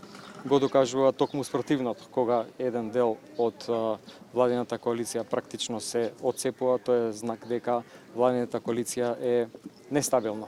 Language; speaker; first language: Macedonian; native; Macedonian